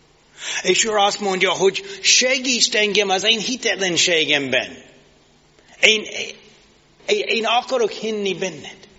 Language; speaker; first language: Hungarian; non-native, fluent; English